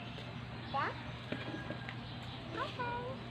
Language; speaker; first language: English; non-native, learner; Filipino